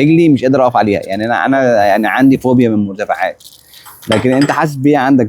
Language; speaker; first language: Arabic; native; Arabic